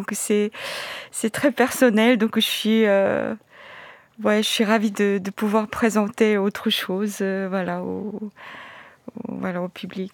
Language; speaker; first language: French; non-native, fluent; Korean